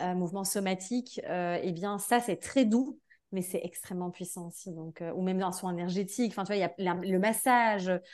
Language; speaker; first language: French; native; French